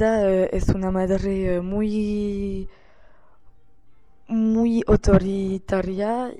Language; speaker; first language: Spanish; non-native, learner; French